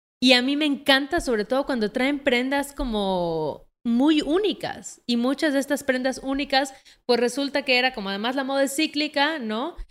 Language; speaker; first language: Spanish; native; Spanish